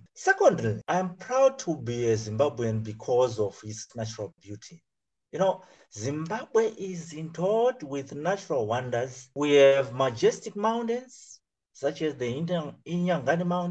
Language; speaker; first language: English; non-native, local second language; Shona